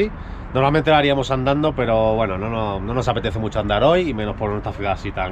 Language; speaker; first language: Spanish; native; Spanish